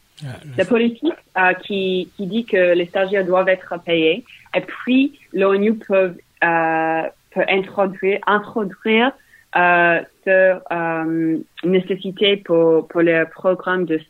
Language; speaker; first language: French; non-native, learner; English